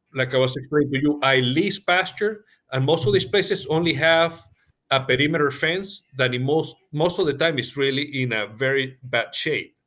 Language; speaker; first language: English; non-native, fluent; Spanish